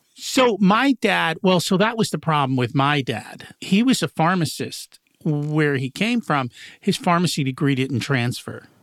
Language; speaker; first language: English; native; English